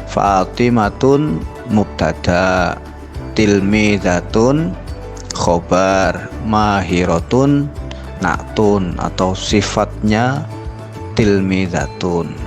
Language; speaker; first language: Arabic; non-native, fluent; Indonesian